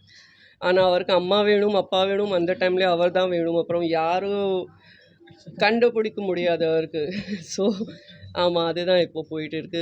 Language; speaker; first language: Tamil; non-native, fluent; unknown